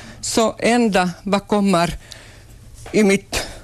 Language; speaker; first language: Swedish; non-native, local second language; Finnish